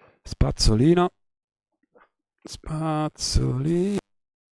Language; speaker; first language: Italian; native; Italian